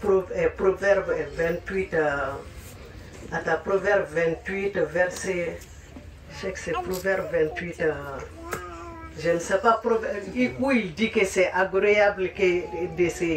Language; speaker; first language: French; non-native, local second language; Bambara